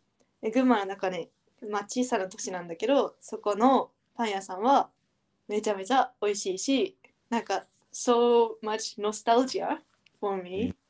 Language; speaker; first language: Japanese; native; Japanese